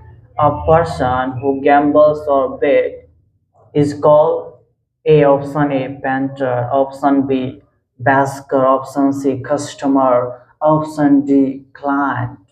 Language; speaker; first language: English; non-native, local second language; Hindi